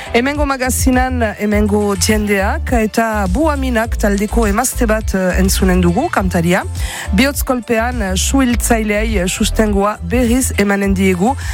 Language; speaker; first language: Basque; native; Basque